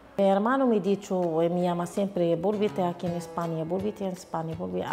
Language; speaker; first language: Spanish; non-native, learner; Arabic